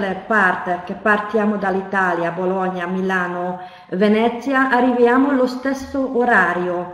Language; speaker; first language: Italian; non-native, fluent; Hungarian